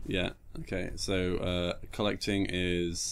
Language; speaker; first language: English; native; English